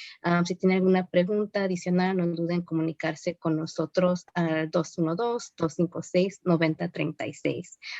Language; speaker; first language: Spanish; early bilingual, heritage; Spanish